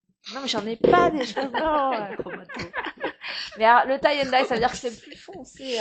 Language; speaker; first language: French; native; French